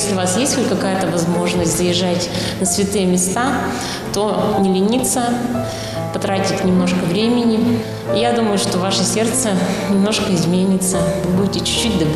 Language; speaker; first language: Russian; native; Russian